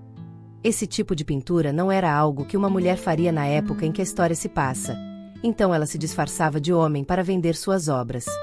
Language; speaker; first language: Portuguese; native; Portuguese